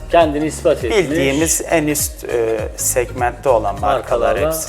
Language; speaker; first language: Turkish; native; Turkish